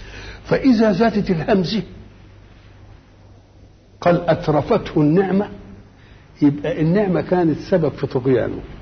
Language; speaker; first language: Arabic; native; Arabic